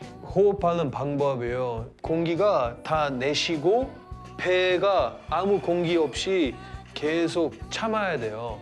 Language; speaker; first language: Korean; early bilingual, heritage; Korean